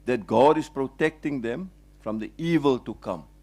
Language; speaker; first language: English; non-native, local second language; Afrikaans